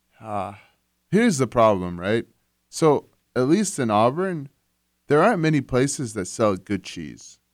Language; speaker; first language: English; non-native, fluent; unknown